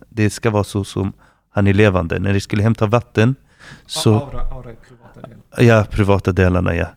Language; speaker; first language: Swedish; non-native, fluent; Arabic